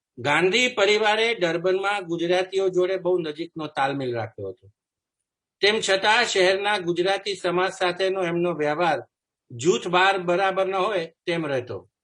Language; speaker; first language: Gujarati; native; Gujarati